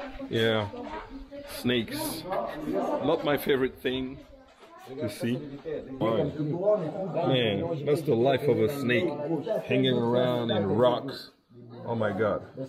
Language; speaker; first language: English; non-native, fluent; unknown